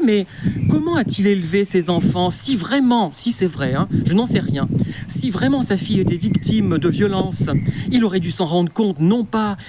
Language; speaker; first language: French; native; French